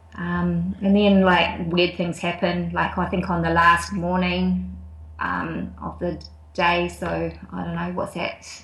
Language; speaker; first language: English; native; English